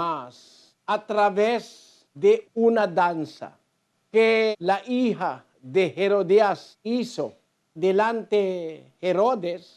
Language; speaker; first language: Spanish; non-native, learner; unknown